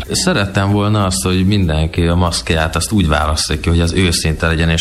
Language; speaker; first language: Hungarian; native; Hungarian